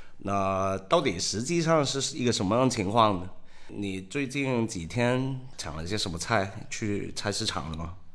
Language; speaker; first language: Chinese; non-native, local second language; Cantonese